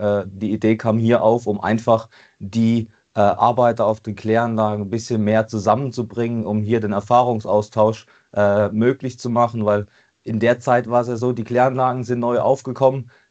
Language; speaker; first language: German; native; German